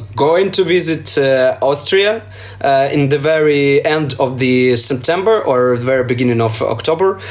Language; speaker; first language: English; non-native, learner; Ukrainian